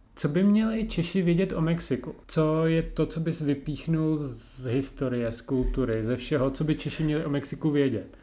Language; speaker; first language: Czech; native; Czech